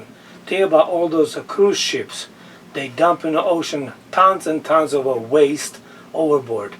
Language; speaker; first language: English; non-native, fluent; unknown